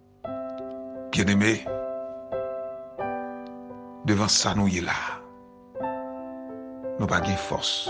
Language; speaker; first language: French; non-native, local second language; Haitian Creole